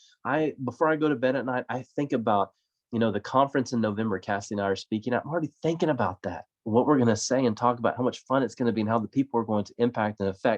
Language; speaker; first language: English; native; English